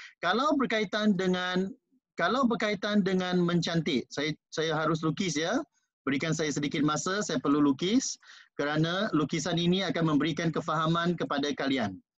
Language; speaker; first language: Malay; non-native, local second language; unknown